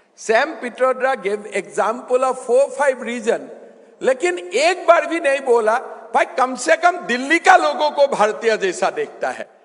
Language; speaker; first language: Hindi; non-native, local second language; Assamese